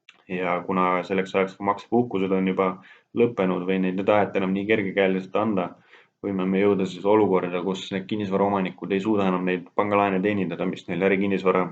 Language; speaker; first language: Estonian; native; Estonian